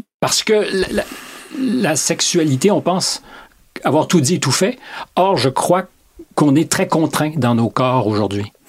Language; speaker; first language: French; native; French